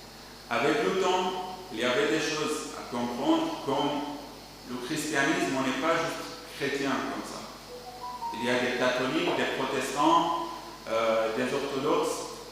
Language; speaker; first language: French; non-native, learner; Arabic